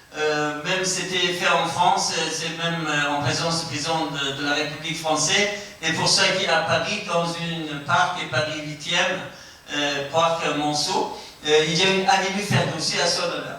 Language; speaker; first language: French; non-native, fluent; Persian